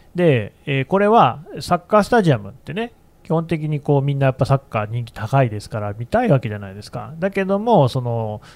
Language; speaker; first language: Japanese; native; Japanese